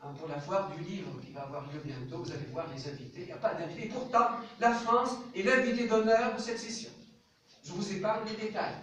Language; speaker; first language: French; non-native, local second language; Arabic